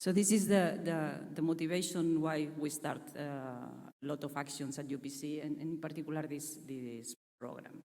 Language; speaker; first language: English; non-native, fluent; Catalan